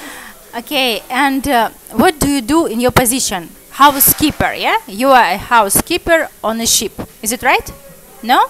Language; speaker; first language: English; non-native, learner; Russian